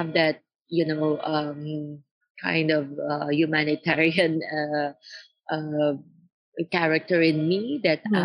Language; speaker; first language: English; non-native, local second language; Filipino